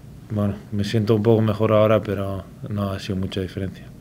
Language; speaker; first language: Spanish; non-native, fluent; Slovenian